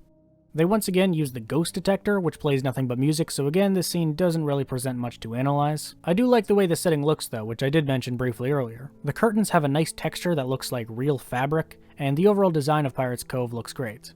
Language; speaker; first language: English; native; English